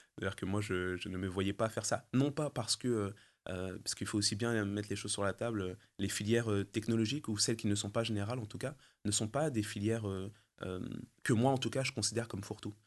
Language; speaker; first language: French; early bilingual, other home language; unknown